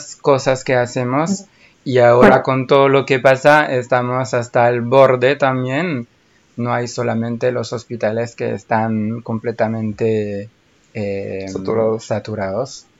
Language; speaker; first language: Spanish; non-native, fluent; French